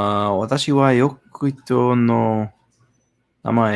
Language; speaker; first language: Japanese; non-native, learner; English